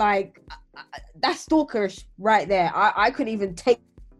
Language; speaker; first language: English; native; English